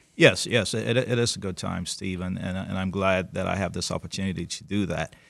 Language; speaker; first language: English; early bilingual, other home language; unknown